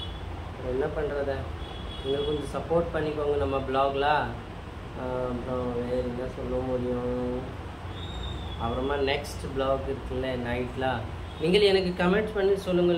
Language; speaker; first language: Tamil; non-native, fluent; Hindi